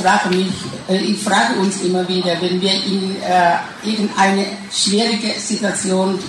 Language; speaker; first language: German; non-native, learner; Thai